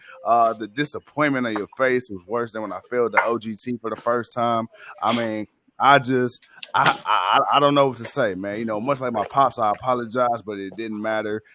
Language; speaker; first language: English; native; English